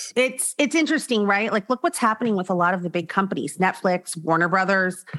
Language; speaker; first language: English; native; English